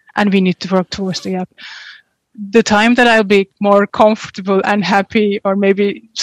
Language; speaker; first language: English; non-native, fluent; Turkish